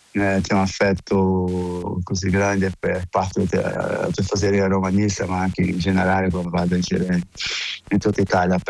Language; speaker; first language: Italian; non-native, fluent; Portuguese